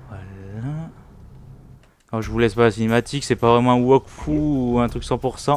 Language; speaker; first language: French; native; French